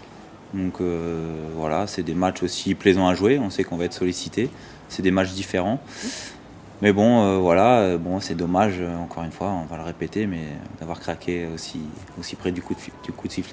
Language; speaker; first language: French; native; French